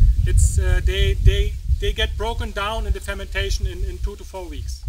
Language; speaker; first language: English; non-native, fluent; German